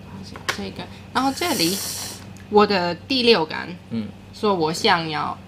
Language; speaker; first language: Chinese; non-native, learner; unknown